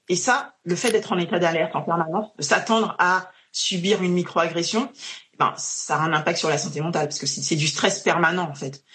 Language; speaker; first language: French; native; French